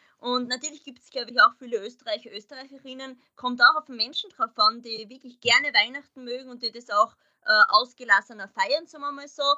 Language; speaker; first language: German; native; German